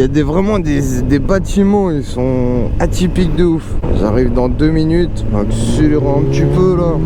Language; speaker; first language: French; native; French